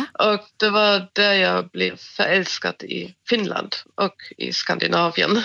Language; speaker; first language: Swedish; non-native, fluent; German